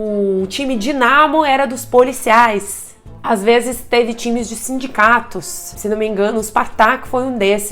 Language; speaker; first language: Portuguese; non-native, fluent; Russian